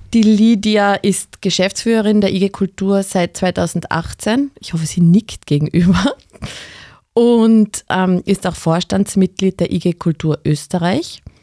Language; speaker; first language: German; native; German